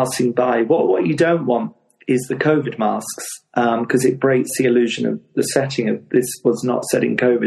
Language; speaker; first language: English; native; English